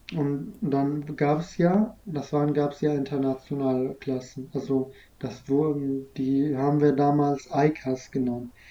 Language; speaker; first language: German; non-native, fluent; Arabic